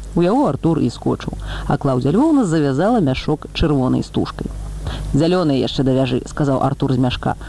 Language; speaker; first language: Belarusian; native; Belarusian